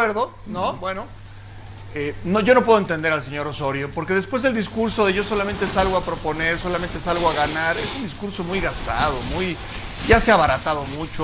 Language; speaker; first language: Spanish; native; Spanish